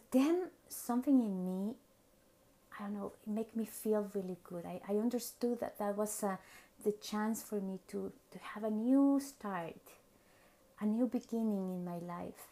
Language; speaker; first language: English; non-native, fluent; Spanish